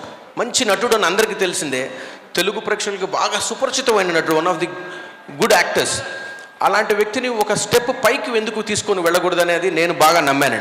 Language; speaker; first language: Telugu; native; Telugu